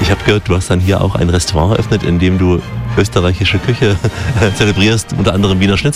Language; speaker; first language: German; native; German